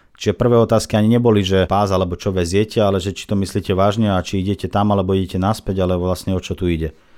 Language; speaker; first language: Slovak; non-native, fluent; Russian